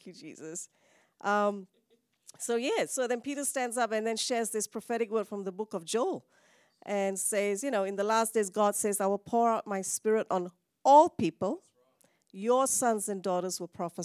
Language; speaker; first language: English; non-native, local second language; Tamil